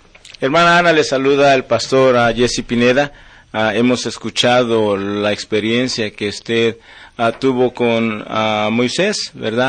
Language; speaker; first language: Spanish; native; Spanish